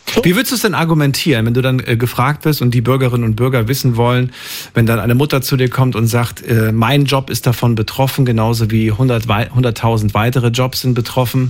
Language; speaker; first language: German; native; German